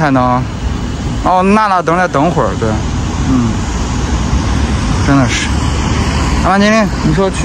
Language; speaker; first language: Chinese; native; Chinese